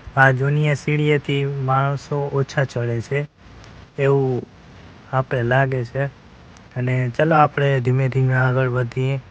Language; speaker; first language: Gujarati; non-native, local second language; Kachhi